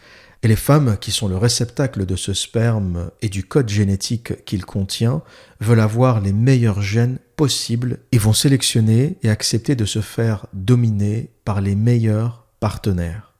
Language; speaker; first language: French; native; French